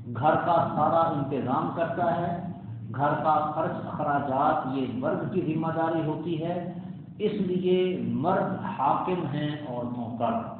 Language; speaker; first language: Urdu; native; Urdu